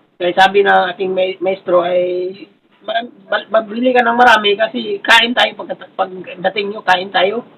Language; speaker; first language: Filipino; non-native, local second language; Cebuano